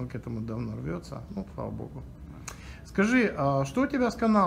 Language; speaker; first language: Russian; native; Russian